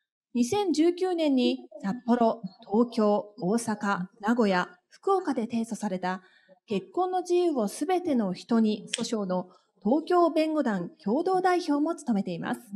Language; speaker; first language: Japanese; native; Japanese